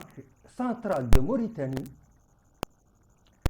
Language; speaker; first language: French; non-native, local second language; Arabic